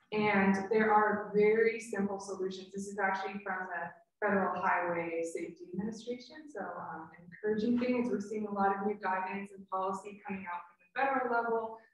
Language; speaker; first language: English; native; English